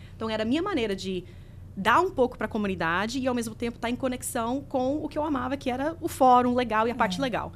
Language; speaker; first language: Portuguese; early bilingual, heritage; Portuguese